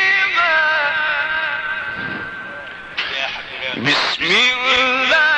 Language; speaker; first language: Arabic; native; Arabic